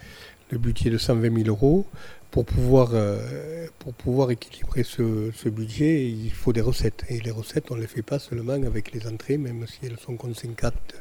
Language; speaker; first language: French; native; French